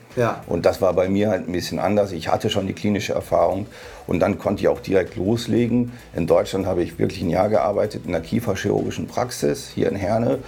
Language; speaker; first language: German; native; German